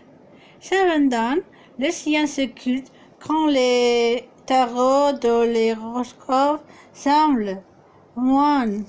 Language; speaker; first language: French; non-native, fluent; Spanish